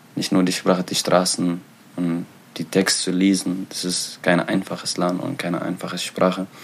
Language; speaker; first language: German; non-native, learner; Tigrinya